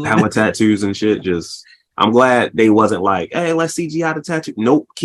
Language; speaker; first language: English; native; English